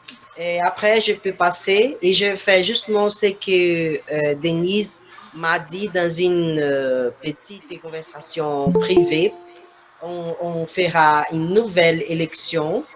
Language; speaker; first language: French; non-native, fluent; Portuguese